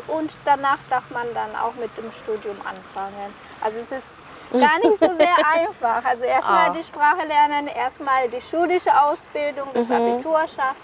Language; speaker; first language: German; non-native, fluent; Kinyarwanda